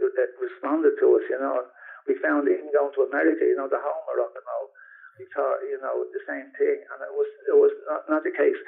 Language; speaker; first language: English; native; English